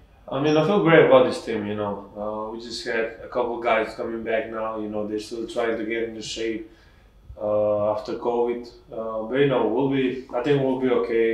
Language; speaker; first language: English; non-native, fluent; Slovenian